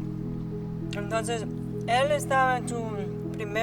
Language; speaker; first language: Spanish; non-native, learner; English